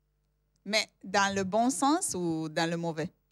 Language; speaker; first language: French; non-native, fluent; Romanian